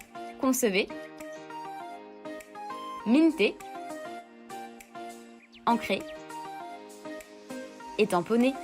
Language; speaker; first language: French; native; French